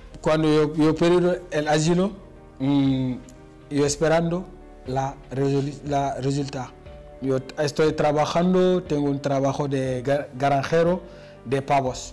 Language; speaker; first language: Spanish; non-native, learner; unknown